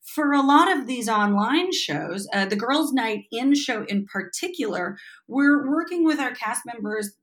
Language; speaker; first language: English; native; English